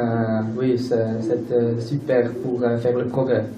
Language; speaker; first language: French; non-native, local second language; German